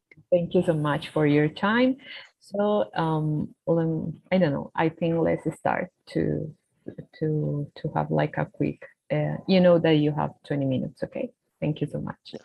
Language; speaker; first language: English; non-native, fluent; Spanish